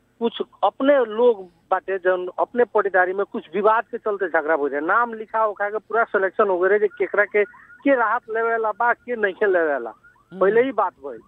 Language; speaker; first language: Bhojpuri; native; Bhojpuri